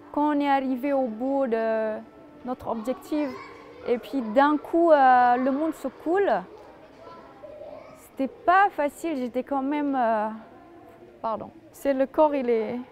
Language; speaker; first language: French; non-native, fluent; Indonesian